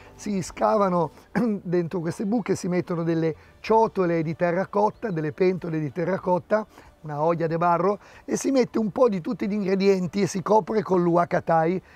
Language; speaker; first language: Italian; native; Italian